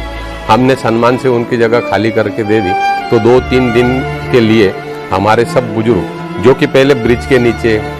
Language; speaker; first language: Hindi; native; Hindi